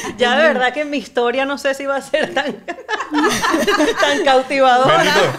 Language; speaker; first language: Spanish; native; Spanish